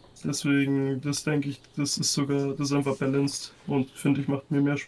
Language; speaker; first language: German; native; German